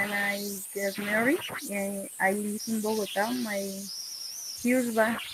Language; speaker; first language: English; non-native, learner; Spanish